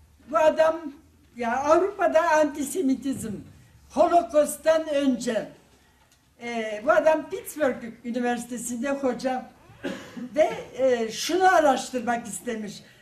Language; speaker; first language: Turkish; non-native, fluent; German